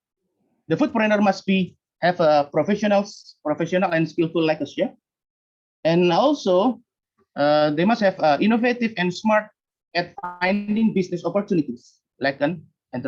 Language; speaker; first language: English; non-native, learner; Indonesian